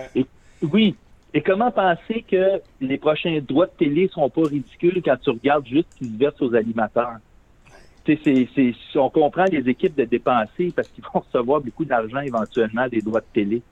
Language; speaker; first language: French; native; French